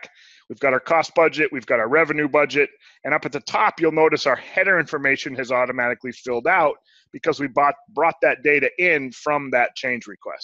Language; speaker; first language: English; native; English